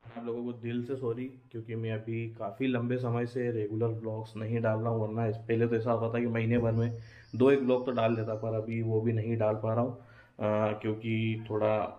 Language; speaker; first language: Hindi; native; Hindi